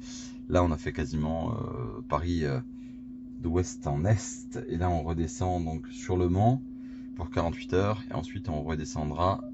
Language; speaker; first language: French; native; French